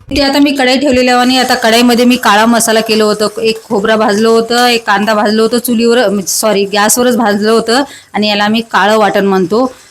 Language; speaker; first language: Marathi; non-native, local second language; Lambadi